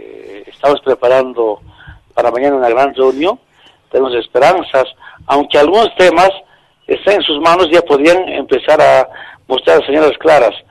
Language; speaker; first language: Spanish; native; Spanish